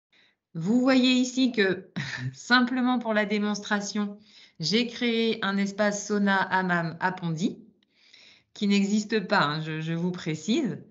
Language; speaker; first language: French; native; French